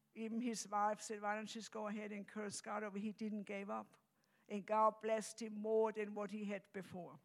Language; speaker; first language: English; non-native, fluent; German